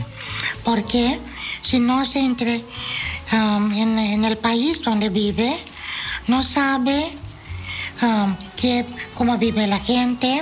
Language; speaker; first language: Spanish; non-native, fluent; Dutch